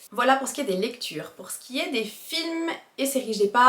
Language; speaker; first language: French; native; French